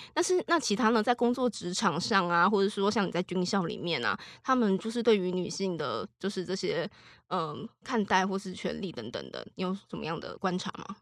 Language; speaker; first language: Chinese; native; Chinese